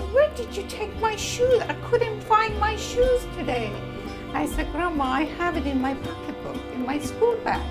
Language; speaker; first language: English; non-native, learner; Persian